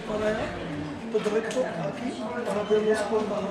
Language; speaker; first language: Spanish; non-native, learner; Arabic